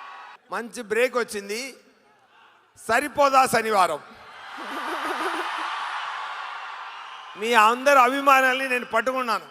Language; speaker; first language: Telugu; non-native, learner; Tamil